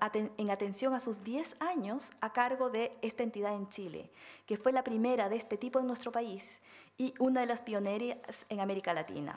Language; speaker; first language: Spanish; native; Spanish